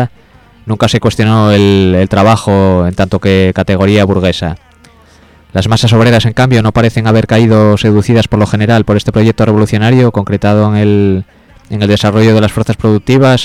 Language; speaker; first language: Spanish; native; Spanish